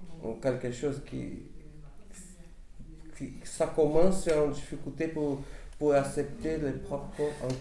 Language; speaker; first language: French; non-native, learner; Portuguese